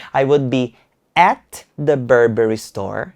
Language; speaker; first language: English; non-native, fluent; Portuguese